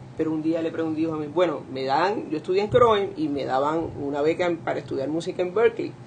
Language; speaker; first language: Spanish; native; Spanish